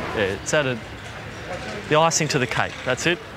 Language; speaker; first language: English; native; English